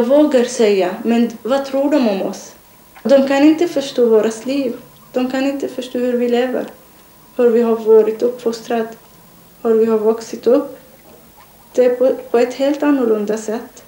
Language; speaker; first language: Swedish; non-native, learner; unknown